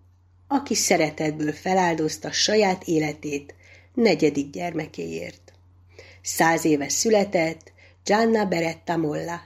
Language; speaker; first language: Hungarian; native; Hungarian